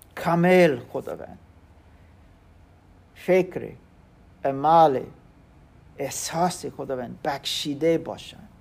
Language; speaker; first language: Persian; non-native, learner; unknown